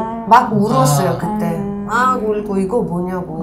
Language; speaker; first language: Korean; non-native, local second language; Uzbek